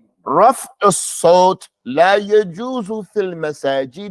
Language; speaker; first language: Arabic; non-native, fluent; English